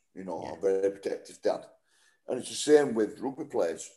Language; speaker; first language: English; native; English